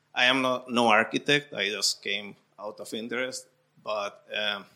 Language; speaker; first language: English; non-native, fluent; Spanish